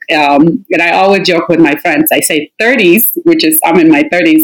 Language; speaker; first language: English; non-native, fluent; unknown